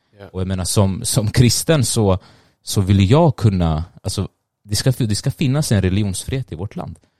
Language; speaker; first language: Swedish; early bilingual, other home language; Tigrinya